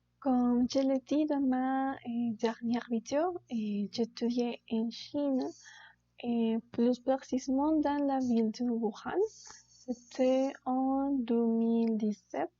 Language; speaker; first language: French; non-native, learner; Spanish